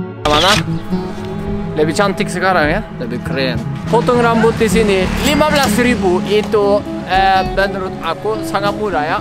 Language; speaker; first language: Indonesian; non-native, fluent; Norwegian